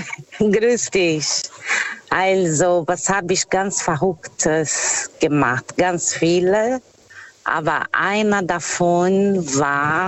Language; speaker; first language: German; non-native, fluent; Portuguese